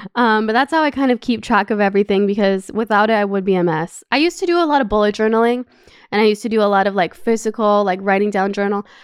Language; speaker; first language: English; native; English